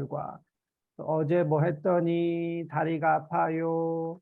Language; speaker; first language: Korean; native; Korean